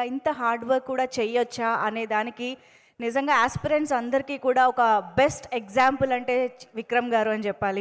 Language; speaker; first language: Telugu; native; Telugu